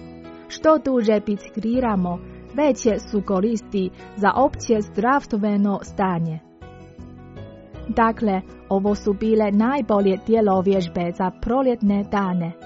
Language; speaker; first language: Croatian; non-native, fluent; Chinese